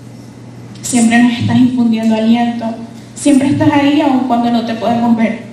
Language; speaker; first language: Spanish; native; Spanish